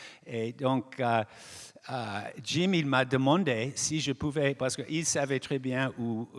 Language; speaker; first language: French; non-native, fluent; English